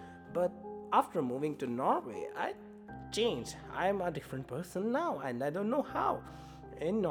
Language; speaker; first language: English; non-native, local second language; Hindi